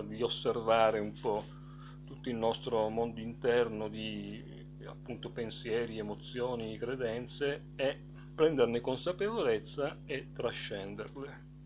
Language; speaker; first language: Italian; native; Italian